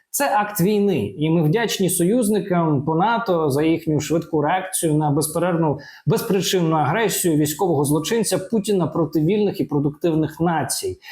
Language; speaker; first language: Ukrainian; native; Ukrainian